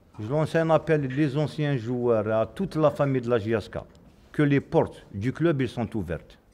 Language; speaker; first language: French; non-native, local second language; Kabyle